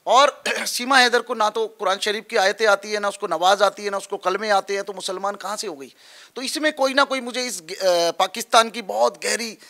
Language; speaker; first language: Hindi; native; Hindi